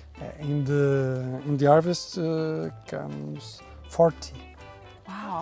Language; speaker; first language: English; non-native, learner; Portuguese